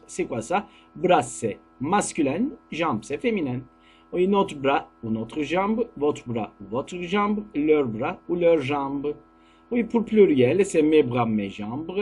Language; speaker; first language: French; non-native, fluent; Turkish